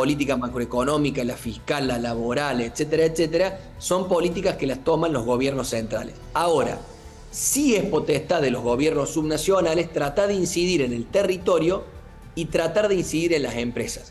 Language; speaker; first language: Spanish; native; Spanish